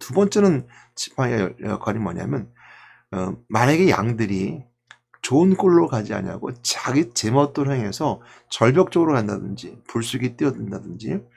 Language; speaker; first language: Korean; native; Korean